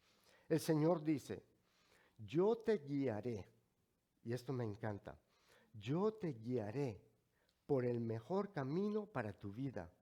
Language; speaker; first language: Spanish; native; Spanish